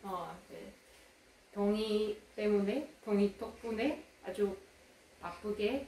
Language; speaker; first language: Korean; non-native, learner; Russian